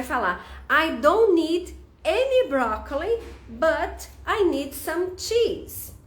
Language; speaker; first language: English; non-native, fluent; Portuguese